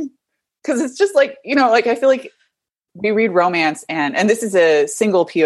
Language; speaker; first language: English; native; English